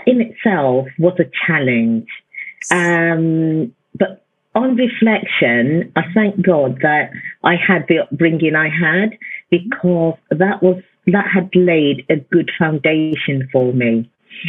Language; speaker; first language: English; non-native, local second language; Yoruba